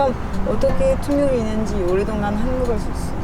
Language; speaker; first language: Korean; non-native, learner; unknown